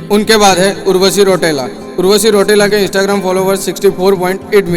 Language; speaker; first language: Hindi; native; Hindi